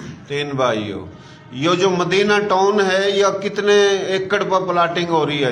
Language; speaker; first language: Hindi; non-native, local second language; Marwari